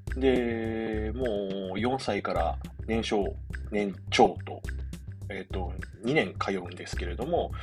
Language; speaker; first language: Japanese; early bilingual, other home language; Chinese